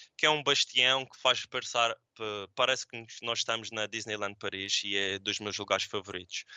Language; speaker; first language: Portuguese; native; Portuguese